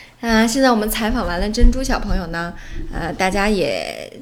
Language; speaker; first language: Chinese; native; Chinese